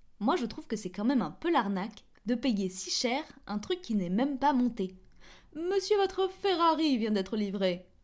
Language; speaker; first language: French; native; French